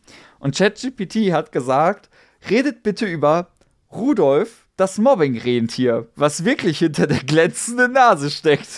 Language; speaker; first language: German; native; German